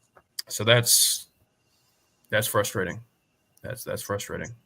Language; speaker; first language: English; native; English